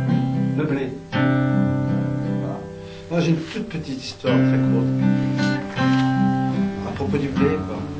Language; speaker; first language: French; native; French